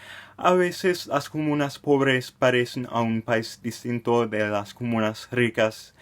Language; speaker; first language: Spanish; non-native, fluent; English